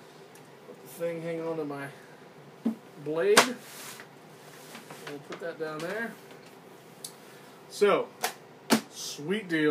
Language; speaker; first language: English; native; English